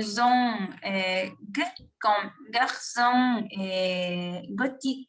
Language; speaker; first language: French; non-native, learner; Spanish